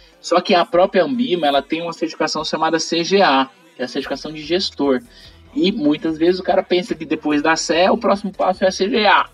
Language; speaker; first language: Portuguese; native; Portuguese